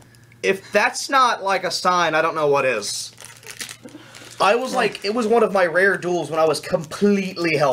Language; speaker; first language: English; native; English